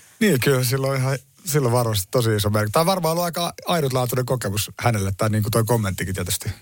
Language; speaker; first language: Finnish; native; Finnish